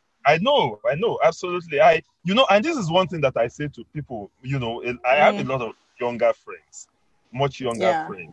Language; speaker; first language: English; non-native, local second language; Yoruba